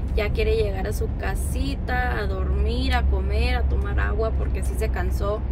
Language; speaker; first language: Spanish; early bilingual, heritage; Spanish